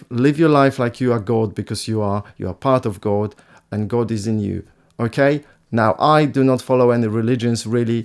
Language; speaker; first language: English; non-native, fluent; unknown